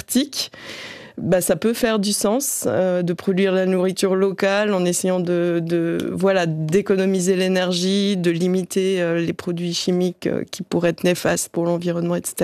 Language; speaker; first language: French; native; French